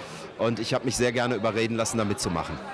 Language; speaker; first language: German; native; German